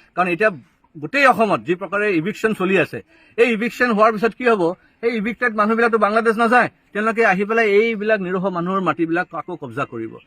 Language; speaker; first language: Assamese; non-native, local second language; Bangla